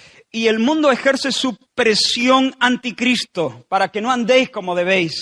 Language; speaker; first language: Spanish; native; Spanish